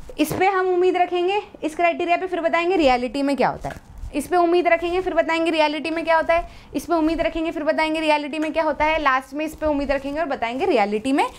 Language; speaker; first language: Hindi; native; Hindi